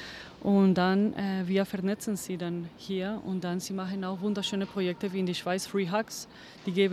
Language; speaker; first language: German; non-native, fluent; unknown